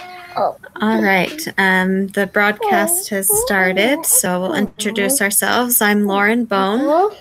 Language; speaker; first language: English; native; English